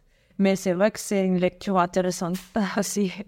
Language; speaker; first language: French; non-native, fluent; Spanish